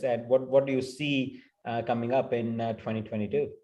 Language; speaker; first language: English; native; English